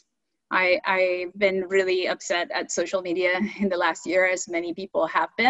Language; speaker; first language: English; early bilingual, other home language; Spanish